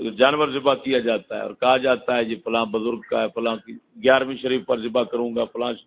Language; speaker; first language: Urdu; non-native, local second language; Punjabi